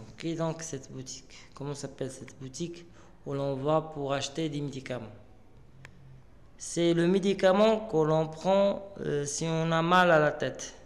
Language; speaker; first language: French; non-native, local second language; Arabic